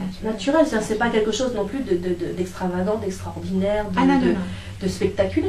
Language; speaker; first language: French; native; French